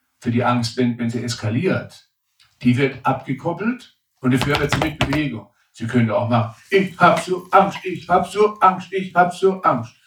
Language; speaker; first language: German; native; German